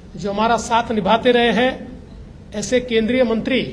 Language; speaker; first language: Hindi; non-native, local second language; Marathi